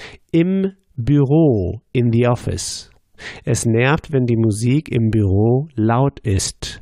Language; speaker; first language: German; native; German